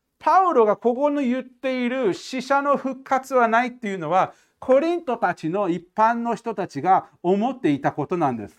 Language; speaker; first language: Japanese; non-native, fluent; English